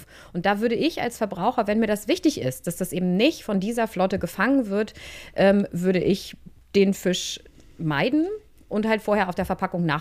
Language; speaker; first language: German; native; German